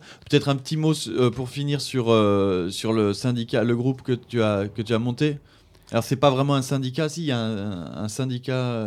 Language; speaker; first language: French; native; French